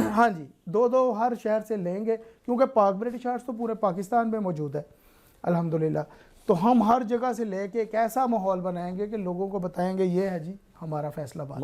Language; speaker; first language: Urdu; non-native, local second language; Punjabi